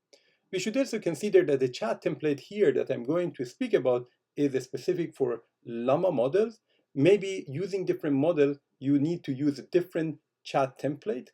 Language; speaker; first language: English; non-native, fluent; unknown